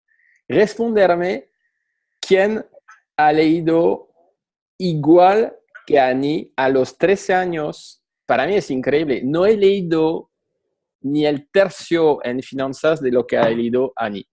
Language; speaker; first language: Spanish; non-native, fluent; French